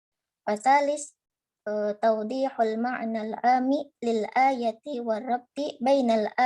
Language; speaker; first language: Arabic; non-native, learner; Indonesian